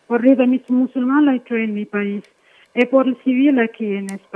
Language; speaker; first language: Spanish; non-native, fluent; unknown